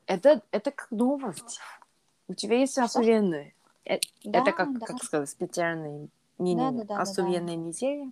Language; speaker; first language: Russian; non-native, learner; Korean